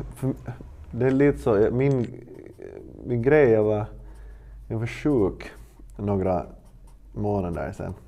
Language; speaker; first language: Swedish; native; Swedish